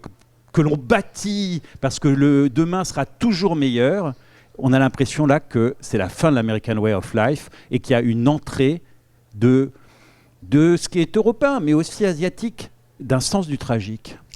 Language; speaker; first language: French; native; French